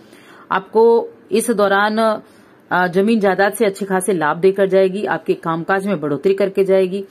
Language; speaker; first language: Hindi; native; Hindi